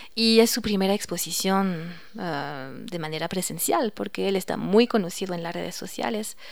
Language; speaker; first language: Spanish; non-native, fluent; French